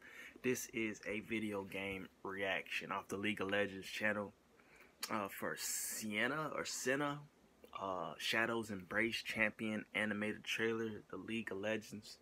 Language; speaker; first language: English; native; English